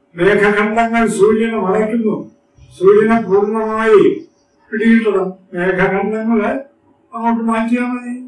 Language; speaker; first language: Malayalam; native; Malayalam